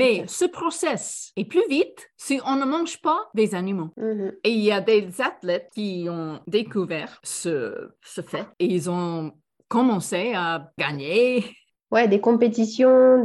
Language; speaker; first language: French; non-native, fluent; English